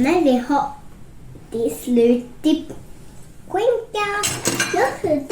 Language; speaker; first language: Swedish; early bilingual, other home language; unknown